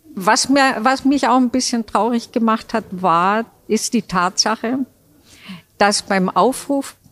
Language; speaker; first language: German; native; German